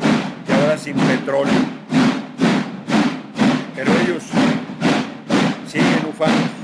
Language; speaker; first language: Spanish; native; Spanish